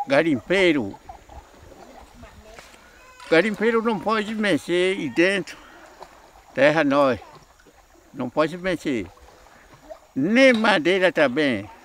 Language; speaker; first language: Portuguese; non-native, local second language; Kayapó